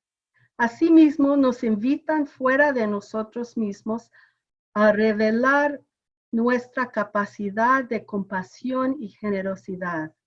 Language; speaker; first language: Spanish; non-native, fluent; English